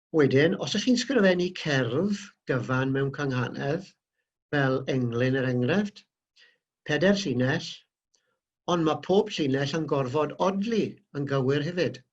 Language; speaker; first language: Welsh; native; Welsh